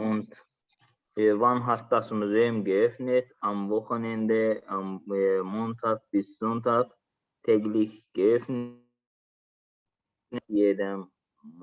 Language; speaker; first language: German; non-native, learner; Azerbaijani